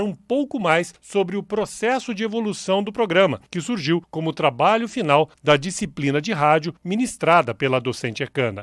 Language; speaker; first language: Portuguese; native; Portuguese